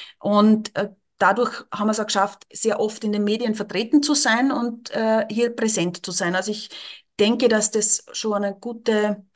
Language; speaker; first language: German; native; German